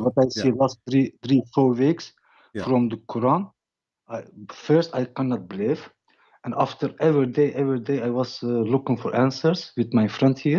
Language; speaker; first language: English; non-native, learner; Dutch